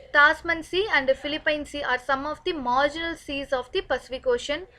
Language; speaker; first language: English; non-native, local second language; Tamil